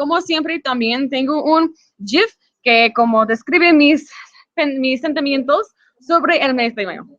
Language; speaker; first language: Spanish; non-native, fluent; English